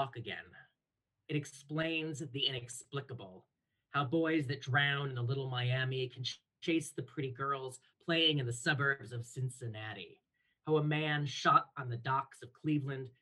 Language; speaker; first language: English; native; English